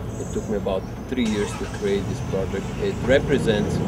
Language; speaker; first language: English; non-native, fluent; Bulgarian